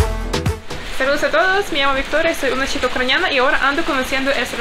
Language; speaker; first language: Spanish; non-native, learner; Ukrainian